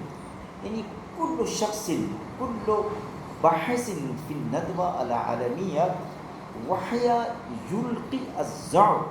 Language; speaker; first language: Arabic; non-native, fluent; Urdu